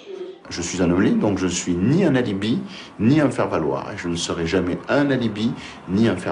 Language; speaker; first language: French; native; French